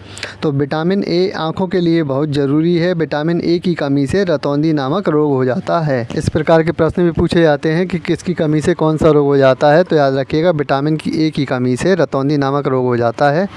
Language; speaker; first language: Hindi; native; Hindi